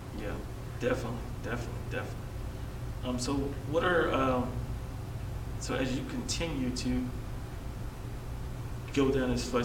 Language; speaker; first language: English; native; English